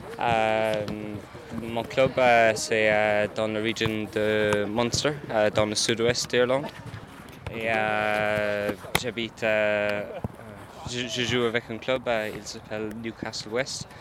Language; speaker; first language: French; non-native, learner; English